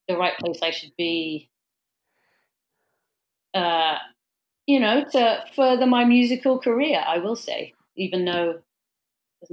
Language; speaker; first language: English; native; English